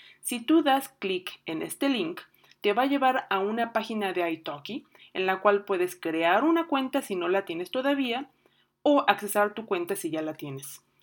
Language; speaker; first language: Spanish; native; Spanish